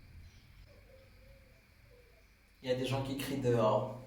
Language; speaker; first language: French; non-native, local second language; Swahili